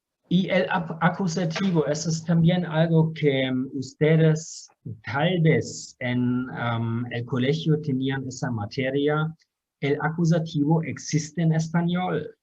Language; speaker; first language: Spanish; non-native, fluent; German